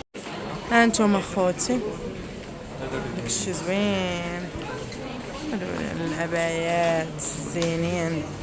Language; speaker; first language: Arabic; native; Arabic